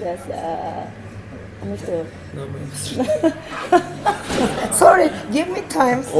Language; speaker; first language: English; non-native, learner; Japanese